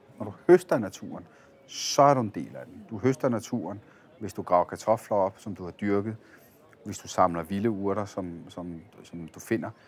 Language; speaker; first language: Danish; early bilingual, other home language; Italian